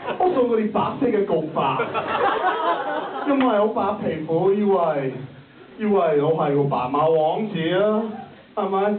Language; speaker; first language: Cantonese; non-native, learner; English